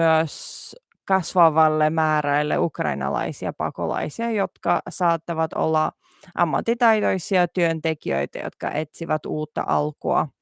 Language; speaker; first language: Finnish; non-native, learner; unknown